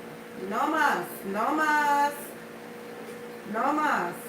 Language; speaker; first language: Spanish; non-native, learner; English